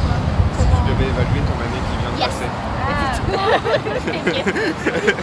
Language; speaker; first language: French; native; French